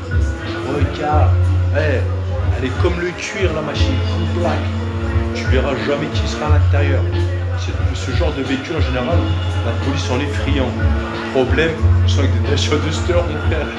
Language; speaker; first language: French; native; French